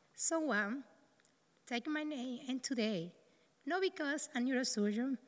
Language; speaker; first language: English; non-native, learner; Spanish